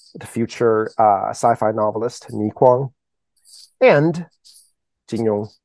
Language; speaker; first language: English; early bilingual, other home language; Chinese